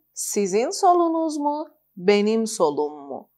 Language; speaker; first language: Turkish; non-native, fluent; Persian